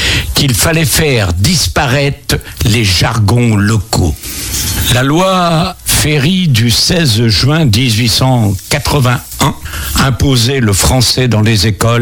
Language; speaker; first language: French; native; French